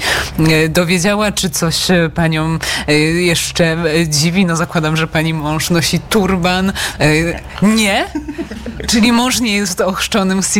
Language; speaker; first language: Polish; native; Polish